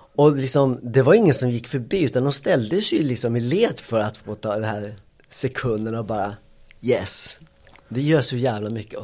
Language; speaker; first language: Swedish; early bilingual, other home language; Spanish